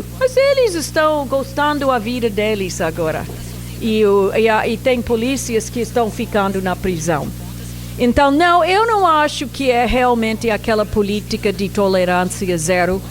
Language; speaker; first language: Portuguese; non-native, fluent; English